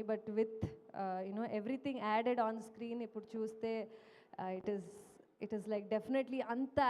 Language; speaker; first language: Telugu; non-native, fluent; Kannada